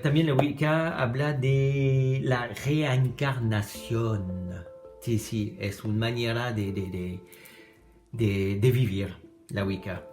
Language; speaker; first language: Spanish; non-native, learner; French